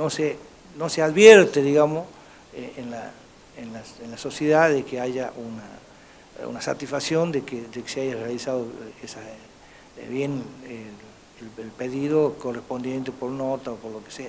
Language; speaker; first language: Spanish; native; Spanish